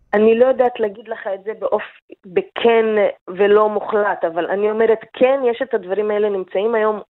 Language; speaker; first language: Hebrew; non-native, local second language; Arabic